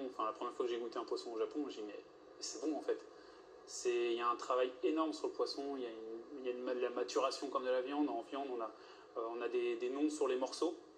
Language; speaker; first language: French; native; French